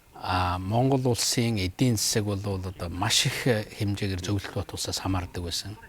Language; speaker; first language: Mongolian; native; Mongolian